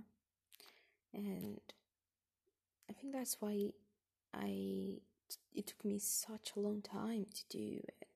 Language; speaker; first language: English; non-native, fluent; Portuguese